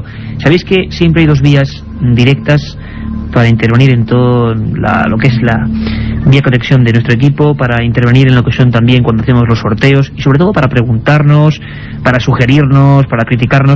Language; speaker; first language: Spanish; native; Spanish